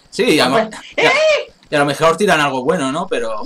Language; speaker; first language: Spanish; native; Spanish